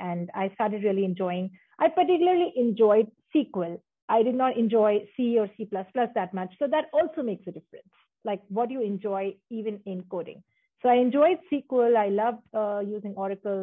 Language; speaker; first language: English; non-native, local second language; Hindi